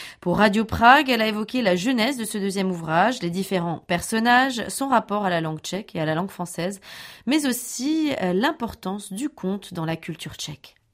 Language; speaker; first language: French; native; French